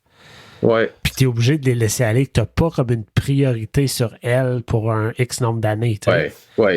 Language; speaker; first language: French; native; French